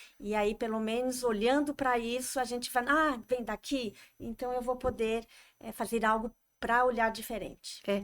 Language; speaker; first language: Portuguese; non-native, fluent; French